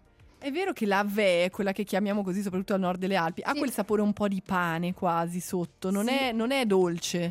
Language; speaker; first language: Italian; native; Italian